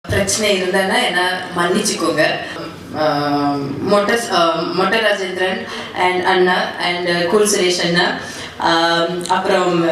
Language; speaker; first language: Tamil; non-native, learner; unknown